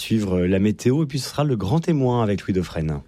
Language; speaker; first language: French; native; French